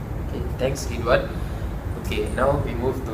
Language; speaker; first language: English; non-native, local second language; Malay